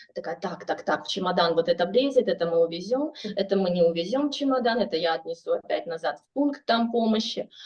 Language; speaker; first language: Russian; native; Russian